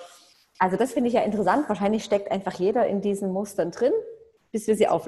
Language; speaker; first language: German; native; German